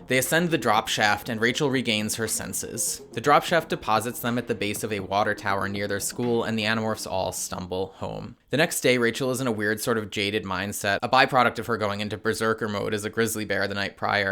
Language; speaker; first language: English; native; English